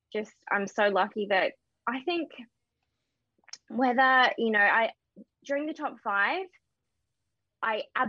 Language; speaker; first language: English; native; English